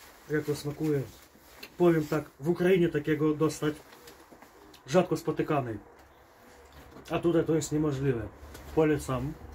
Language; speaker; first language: Polish; non-native, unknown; Ukrainian